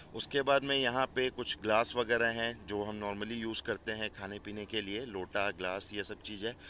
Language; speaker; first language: Hindi; non-native, local second language; Odia